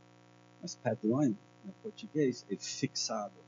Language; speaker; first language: Portuguese; non-native, learner; English